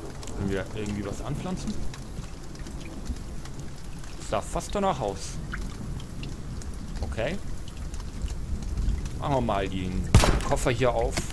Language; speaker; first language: German; native; German